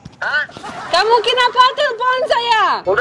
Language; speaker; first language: Indonesian; non-native, learner; Russian